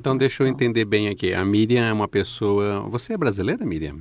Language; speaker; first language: Portuguese; native; Portuguese